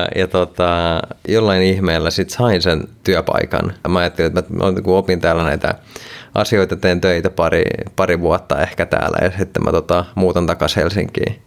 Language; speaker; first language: Finnish; non-native, local second language; Swedish